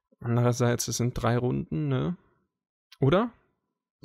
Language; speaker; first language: German; native; German